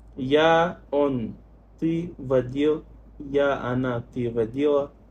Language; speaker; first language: Russian; non-native, fluent; Arabic